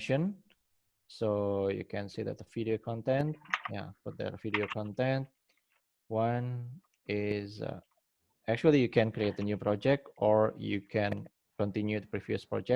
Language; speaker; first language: English; non-native, fluent; Indonesian